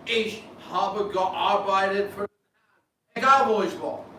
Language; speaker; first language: German; non-native, fluent; English